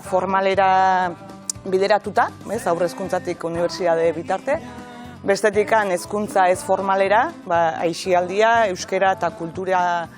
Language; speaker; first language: Basque; native; Basque